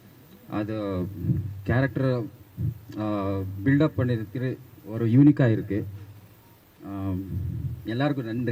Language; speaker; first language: Tamil; non-native, learner; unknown